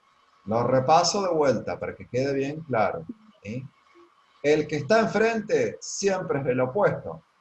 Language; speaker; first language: Spanish; native; Spanish